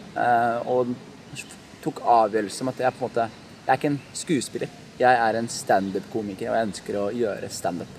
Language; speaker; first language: Norwegian; early bilingual, other home language; Somali